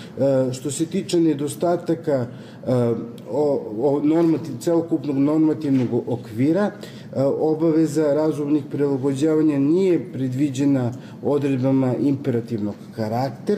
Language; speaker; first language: Serbian; native; Serbian